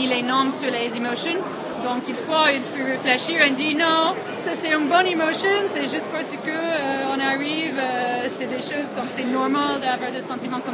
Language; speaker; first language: French; non-native, fluent; English